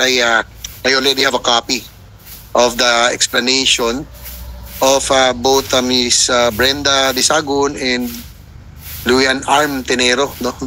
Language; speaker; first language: English; non-native, local second language; Filipino